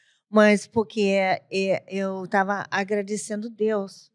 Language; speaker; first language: Portuguese; non-native, learner; English